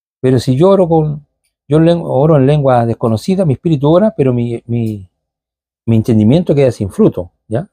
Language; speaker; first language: Spanish; native; Spanish